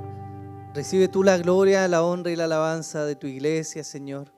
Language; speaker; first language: Spanish; native; Spanish